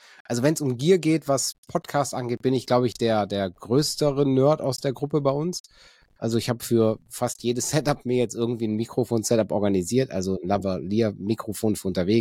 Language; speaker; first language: German; native; German